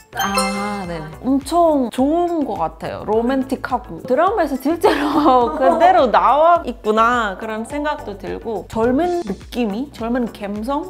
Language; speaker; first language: Korean; non-native, fluent; Indonesian